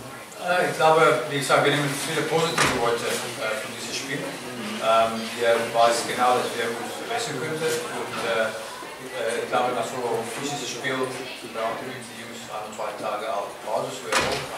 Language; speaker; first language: German; non-native, fluent; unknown